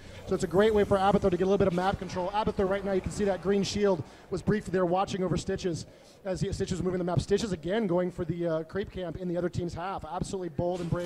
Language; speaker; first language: English; native; English